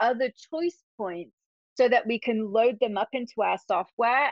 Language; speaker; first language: English; native; English